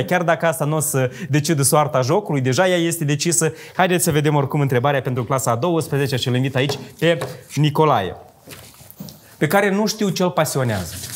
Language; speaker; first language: Romanian; native; Romanian